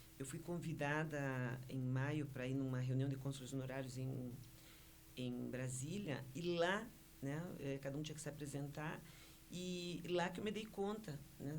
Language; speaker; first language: Portuguese; early bilingual, other home language; Spanish